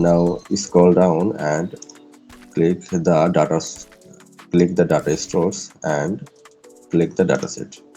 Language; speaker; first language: English; non-native, local second language; Bangla